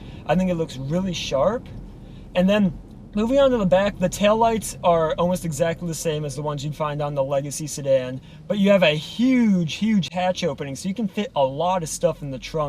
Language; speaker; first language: English; native; English